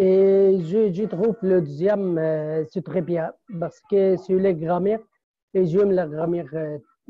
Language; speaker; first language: French; non-native, learner; Arabic